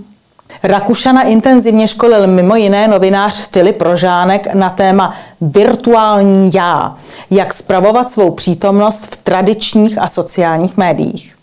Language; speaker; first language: Czech; native; Czech